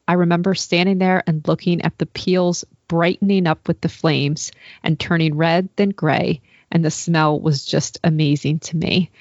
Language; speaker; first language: English; native; English